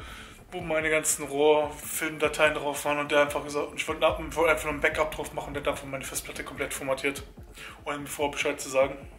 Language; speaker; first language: German; native; German